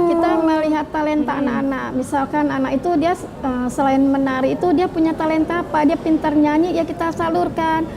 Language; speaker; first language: Indonesian; native; Indonesian